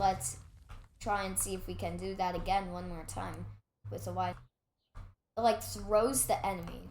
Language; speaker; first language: English; native; English